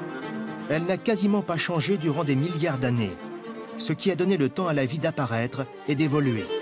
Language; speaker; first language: French; native; French